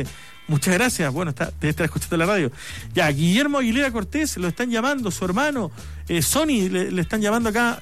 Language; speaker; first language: Spanish; native; Spanish